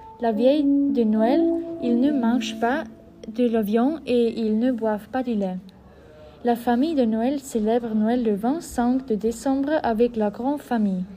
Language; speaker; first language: French; non-native, learner; German